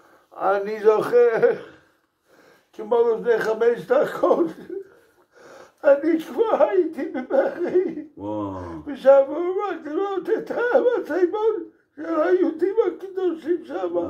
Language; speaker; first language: Hebrew; non-native, fluent; English